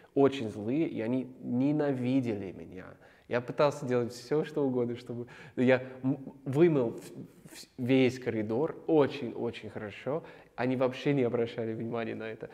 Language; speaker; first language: Russian; non-native, fluent; English